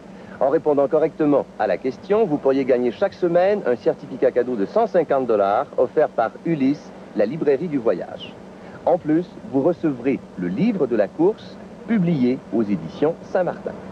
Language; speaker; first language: French; native; French